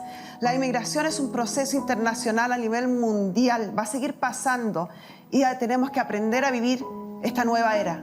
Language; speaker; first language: Spanish; native; Spanish